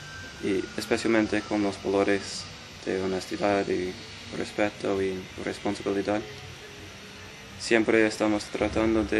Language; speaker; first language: Spanish; non-native, fluent; English